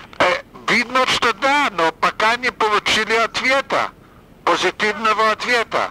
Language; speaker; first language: Russian; non-native, fluent; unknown